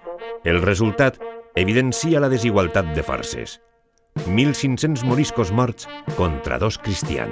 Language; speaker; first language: Catalan; native; Catalan